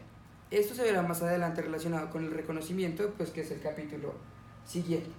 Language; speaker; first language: Spanish; native; Spanish